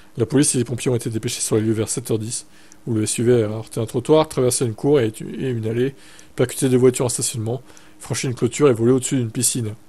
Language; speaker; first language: French; native; French